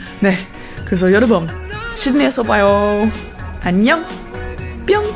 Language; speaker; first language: Korean; non-native, learner; English